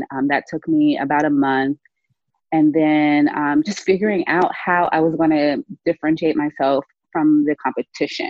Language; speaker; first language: English; native; English